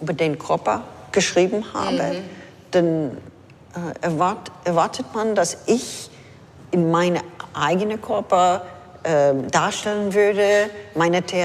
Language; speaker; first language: German; non-native, fluent; English